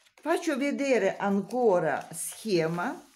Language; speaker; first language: Italian; non-native, learner; Russian